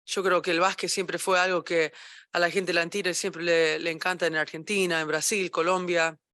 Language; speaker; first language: Spanish; early bilingual, heritage; Spanish